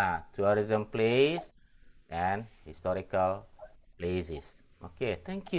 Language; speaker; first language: English; non-native, learner; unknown